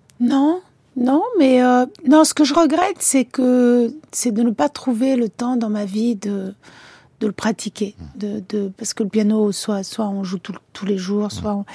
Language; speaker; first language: French; early bilingual, other home language; Italian